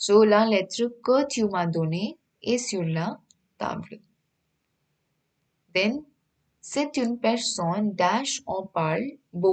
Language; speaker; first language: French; non-native, fluent; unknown